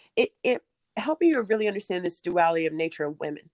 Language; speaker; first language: English; native; English